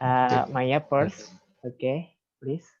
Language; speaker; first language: English; non-native, fluent; Indonesian